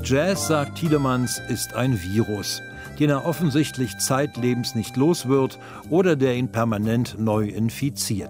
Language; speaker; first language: German; native; German